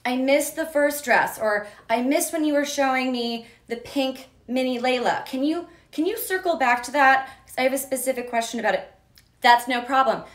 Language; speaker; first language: English; native; English